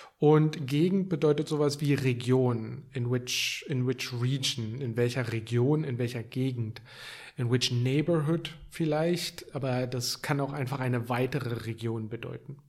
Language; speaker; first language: German; native; German